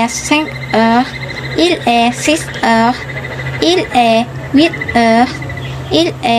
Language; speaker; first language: French; non-native, learner; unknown